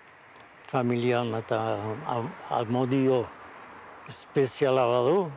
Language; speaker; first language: Basque; native; Basque